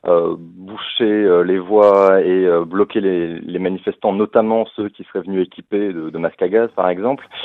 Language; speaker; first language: French; native; French